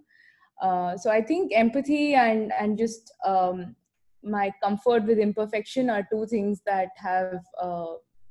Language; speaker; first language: English; non-native, local second language; Hindi